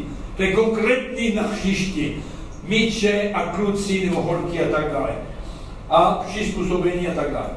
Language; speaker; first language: Czech; non-native, learner; French